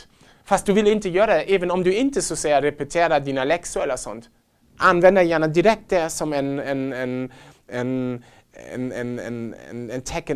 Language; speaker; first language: Swedish; non-native, fluent; German